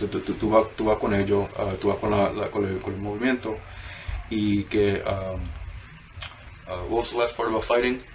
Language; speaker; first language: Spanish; early bilingual, heritage; Spanish